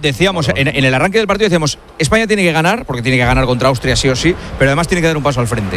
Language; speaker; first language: Spanish; native; Spanish